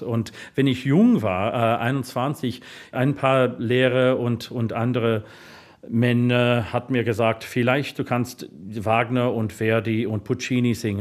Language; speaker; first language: German; non-native, fluent; English